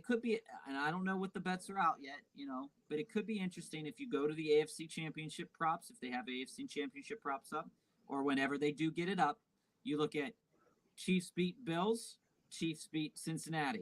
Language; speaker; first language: English; native; English